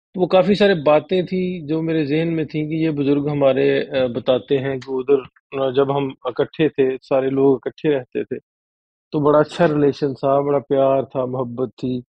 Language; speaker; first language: Urdu; non-native, local second language; Punjabi